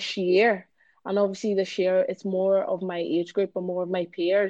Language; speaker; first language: English; native; English